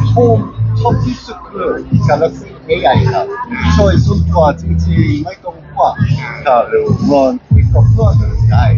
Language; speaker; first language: Thai; non-native, fluent; Korean